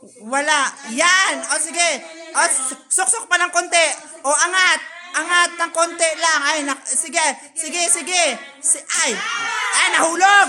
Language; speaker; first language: Filipino; non-native, local second language; Cebuano